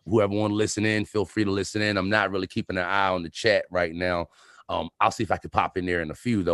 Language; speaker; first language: English; native; English